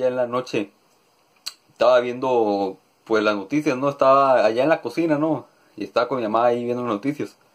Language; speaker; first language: Spanish; native; Spanish